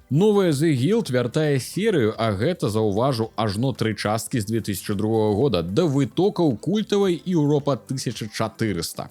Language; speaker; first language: Belarusian; native; Belarusian